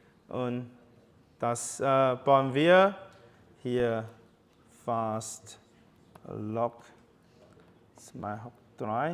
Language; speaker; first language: German; non-native, learner; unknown